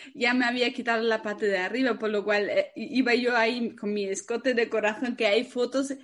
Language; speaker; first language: Spanish; non-native, fluent; German